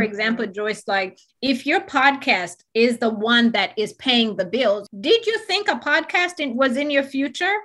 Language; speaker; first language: English; non-native, local second language; Ganda